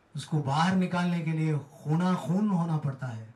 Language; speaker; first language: Hindi; non-native, local second language; Telugu